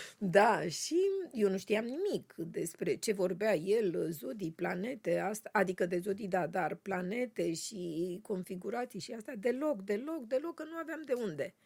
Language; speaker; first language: Romanian; native; Romanian